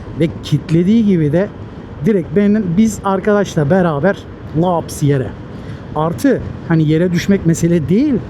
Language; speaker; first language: Turkish; native; Turkish